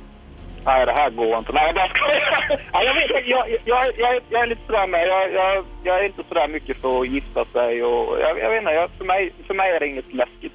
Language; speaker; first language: Swedish; native; Swedish